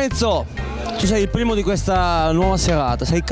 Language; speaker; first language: Italian; native; Italian